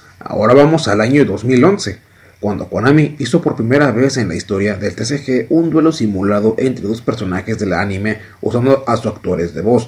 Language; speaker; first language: Spanish; native; Spanish